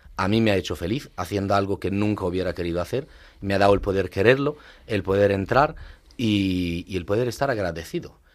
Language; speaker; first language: Spanish; non-native, fluent; Italian